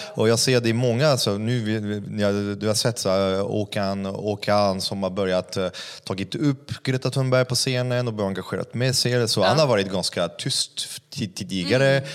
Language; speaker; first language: Swedish; non-native, fluent; French